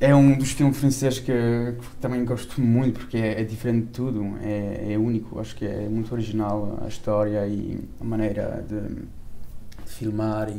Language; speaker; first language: Portuguese; early bilingual, heritage; French